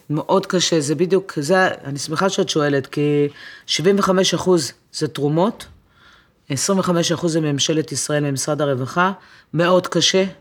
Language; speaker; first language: Hebrew; non-native, fluent; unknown